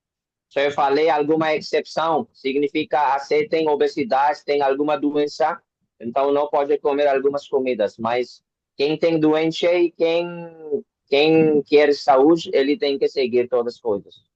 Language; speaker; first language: Portuguese; non-native, learner; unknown